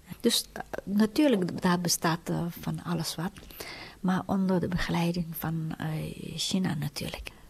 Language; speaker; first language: Dutch; non-native, fluent; Tibetan